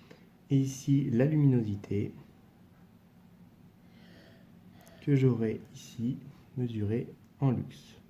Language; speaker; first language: French; native; French